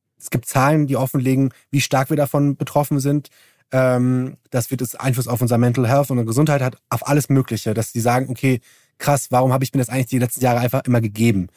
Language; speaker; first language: German; early bilingual, other home language; Turkish